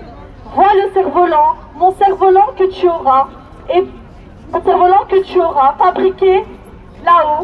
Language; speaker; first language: French; native; French